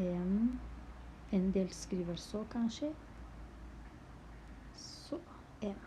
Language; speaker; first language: Swedish; non-native, local second language; Kurdish